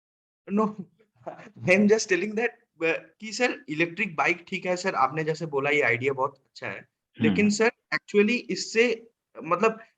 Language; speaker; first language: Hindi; native; Hindi